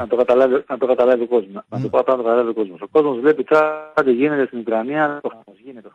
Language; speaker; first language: Greek; native; Greek